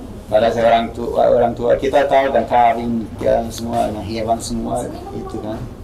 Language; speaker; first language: Indonesian; non-native, fluent; Swedish